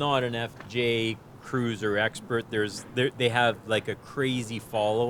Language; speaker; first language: English; native; English